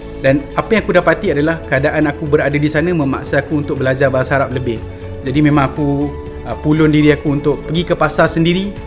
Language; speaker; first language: Malay; native; Malay